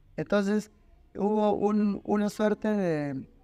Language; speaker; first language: Spanish; native; Spanish